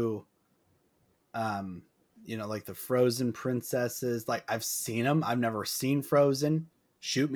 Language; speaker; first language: English; native; English